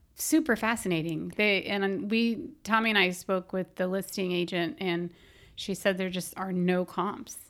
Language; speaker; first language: English; native; English